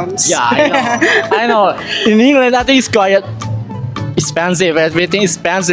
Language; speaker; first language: English; non-native, learner; Indonesian